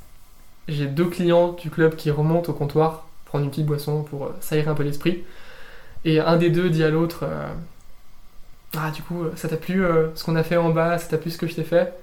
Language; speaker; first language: French; native; French